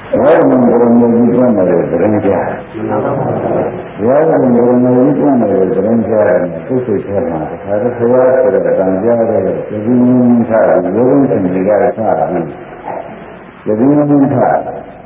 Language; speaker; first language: Burmese; native; Burmese